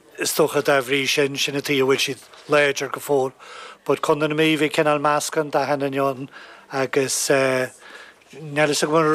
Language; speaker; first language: Irish; native; Irish